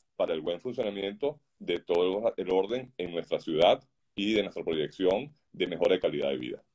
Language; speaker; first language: Spanish; native; Spanish